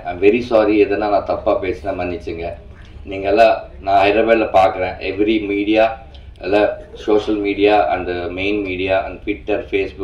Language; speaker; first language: Tamil; non-native, learner; Telugu